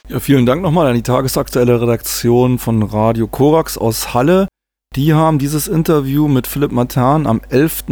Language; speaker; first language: German; native; German